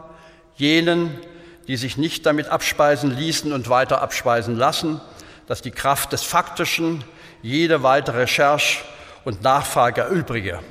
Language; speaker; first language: German; native; German